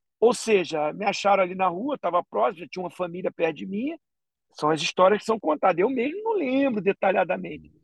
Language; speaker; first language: Portuguese; native; Portuguese